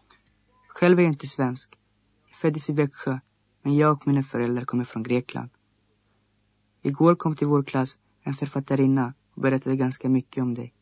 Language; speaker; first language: Swedish; early bilingual, other home language; Greek